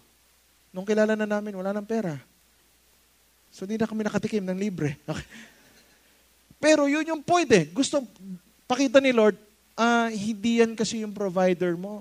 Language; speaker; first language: Filipino; native; Filipino